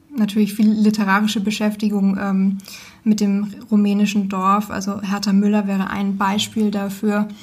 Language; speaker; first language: German; native; German